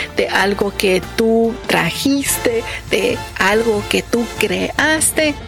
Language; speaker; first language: Spanish; native; Spanish